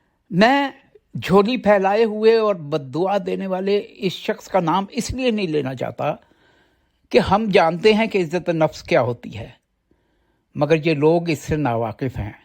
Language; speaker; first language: Urdu; native; Urdu